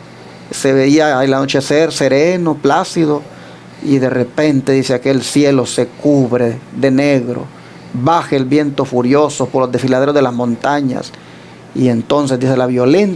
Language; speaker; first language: Spanish; native; Spanish